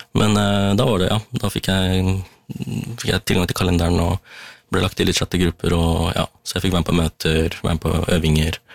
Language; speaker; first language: Norwegian; early bilingual, other home language; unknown